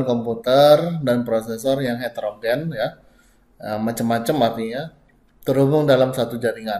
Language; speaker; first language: Indonesian; native; Indonesian